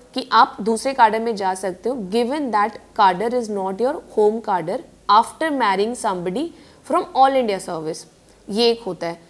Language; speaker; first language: Hindi; native; Hindi